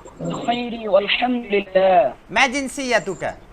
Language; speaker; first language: Arabic; non-native, fluent; Bangla